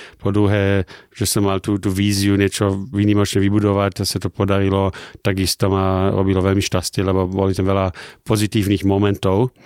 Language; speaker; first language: Slovak; early bilingual, heritage; German